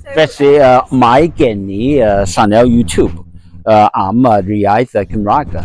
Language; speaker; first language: Welsh; non-native, learner; Cantonese